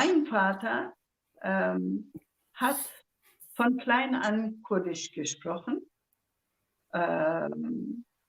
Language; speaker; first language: German; non-native, fluent; Zaza